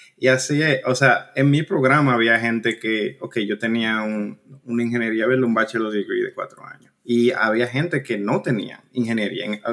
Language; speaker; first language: Spanish; native; Spanish